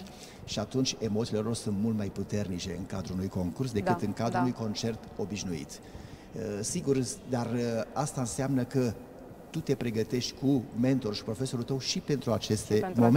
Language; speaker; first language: Romanian; native; Romanian